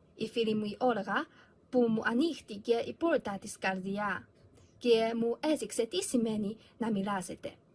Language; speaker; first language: Greek; non-native, fluent; Chinese